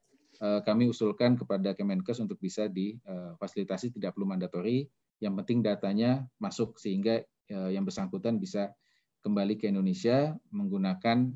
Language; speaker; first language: Indonesian; native; Indonesian